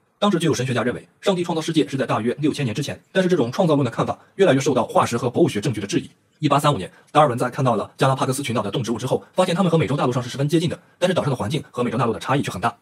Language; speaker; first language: Chinese; native; Chinese